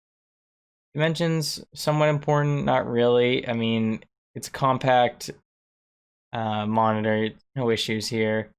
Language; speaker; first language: English; native; English